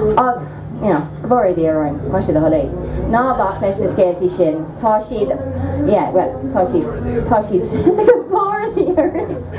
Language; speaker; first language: Irish; non-native, local second language; English